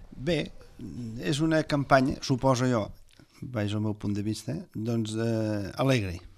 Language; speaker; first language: Catalan; native; Catalan